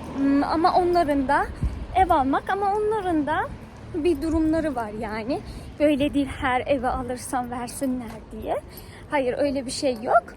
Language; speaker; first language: Turkish; non-native, fluent; Persian